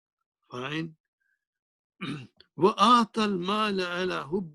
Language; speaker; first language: Arabic; non-native, fluent; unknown